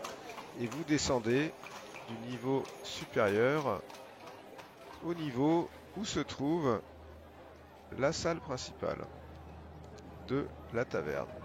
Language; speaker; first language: French; native; French